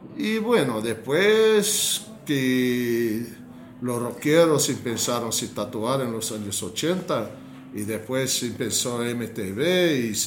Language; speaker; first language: Spanish; non-native, fluent; English